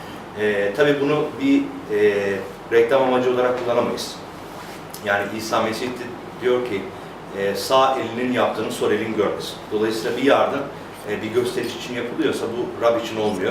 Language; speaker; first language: Turkish; native; Turkish